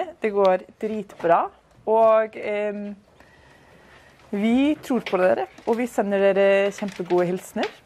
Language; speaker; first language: Norwegian; non-native, fluent; Icelandic